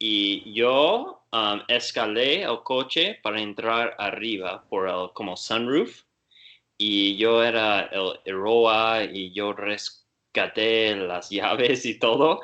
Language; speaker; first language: Spanish; non-native, learner; English